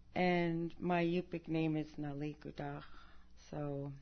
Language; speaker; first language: English; early bilingual, other home language; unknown